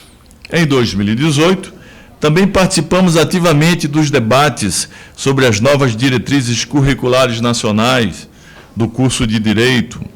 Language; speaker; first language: Portuguese; native; Portuguese